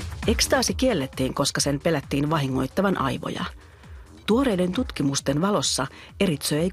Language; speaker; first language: Finnish; native; Finnish